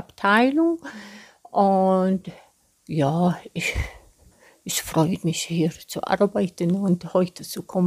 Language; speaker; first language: German; non-native, learner; Arabic